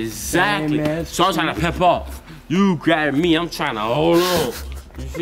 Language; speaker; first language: English; native; English